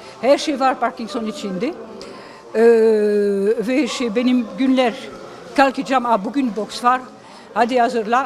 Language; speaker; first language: Turkish; early bilingual, heritage; Turkish